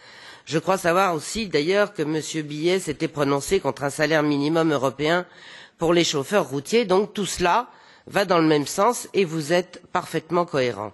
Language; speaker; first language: French; native; French